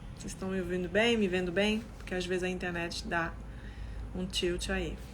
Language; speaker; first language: Portuguese; non-native, fluent; French